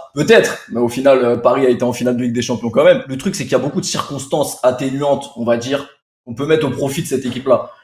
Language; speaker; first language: French; native; French